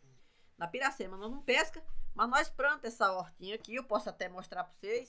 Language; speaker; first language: Portuguese; native; Portuguese